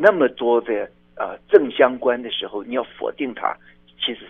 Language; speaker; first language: Chinese; native; Chinese